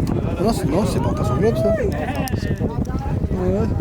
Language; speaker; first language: French; native; French